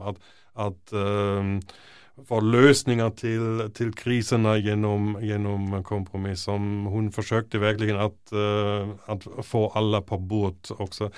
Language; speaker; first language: Norwegian; non-native, fluent; German